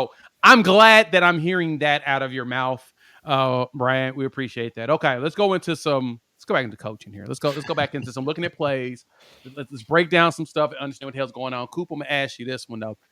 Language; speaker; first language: English; native; English